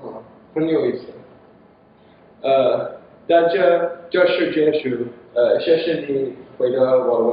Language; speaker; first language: Chinese; non-native, learner; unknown